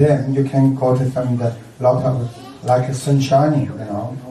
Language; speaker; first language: English; non-native, learner; Chinese